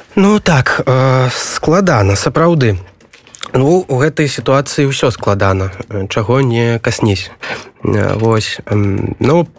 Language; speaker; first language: Belarusian; non-native, local second language; Russian